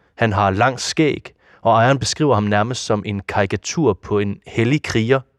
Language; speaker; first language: Danish; native; Danish